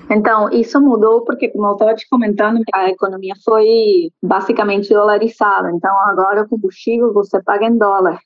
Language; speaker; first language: Portuguese; non-native, fluent; Spanish